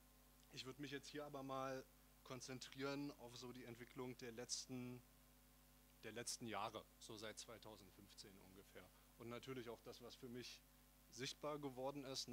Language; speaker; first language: German; native; German